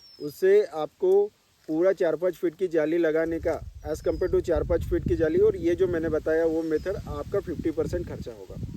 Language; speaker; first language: Hindi; non-native, local second language; Marathi